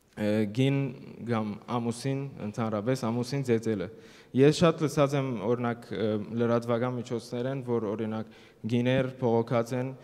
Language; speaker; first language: Armenian; early bilingual, heritage; Armenian